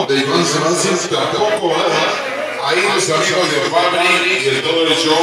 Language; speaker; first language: Spanish; native; Spanish